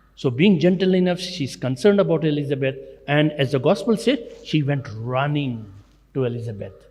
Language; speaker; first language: English; non-native, local second language; Gujarati